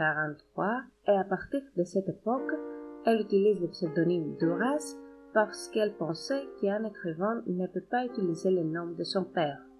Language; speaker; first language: French; non-native, learner; Greek